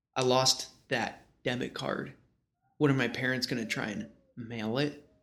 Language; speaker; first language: English; native; English